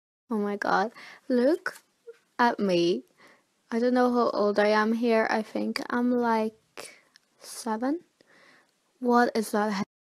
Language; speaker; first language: English; early bilingual, other home language; Polish